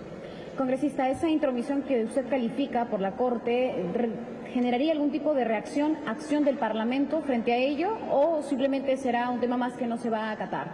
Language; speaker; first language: Spanish; native; Spanish